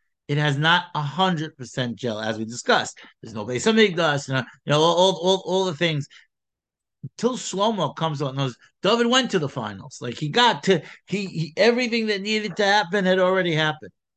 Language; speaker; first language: English; native; English